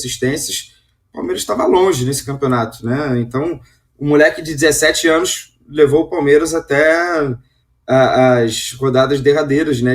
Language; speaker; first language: Portuguese; native; Portuguese